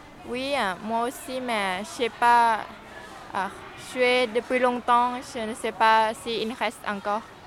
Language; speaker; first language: French; non-native, learner; Lao